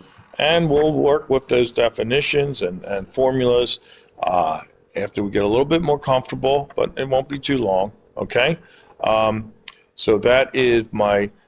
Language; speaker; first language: English; native; English